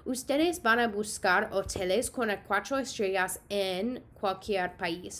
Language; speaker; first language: Spanish; non-native, fluent; English